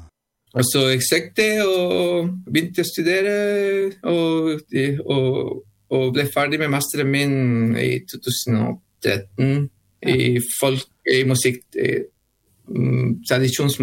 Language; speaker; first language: Norwegian; non-native, learner; Spanish